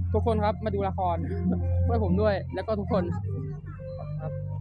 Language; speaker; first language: Thai; non-native, learner; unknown